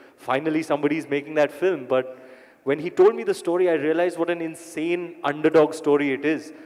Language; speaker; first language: English; non-native, local second language; Hindi